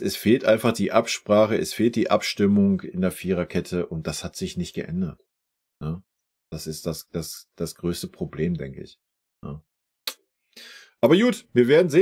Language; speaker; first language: German; native; German